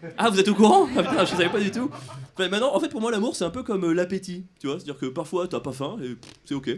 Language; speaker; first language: French; native; French